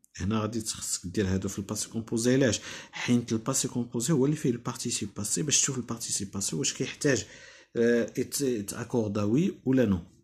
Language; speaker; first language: French; non-native, local second language; Arabic